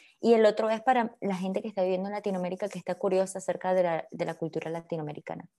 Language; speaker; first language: Spanish; native; Spanish